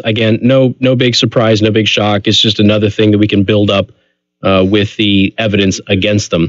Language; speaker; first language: English; native; English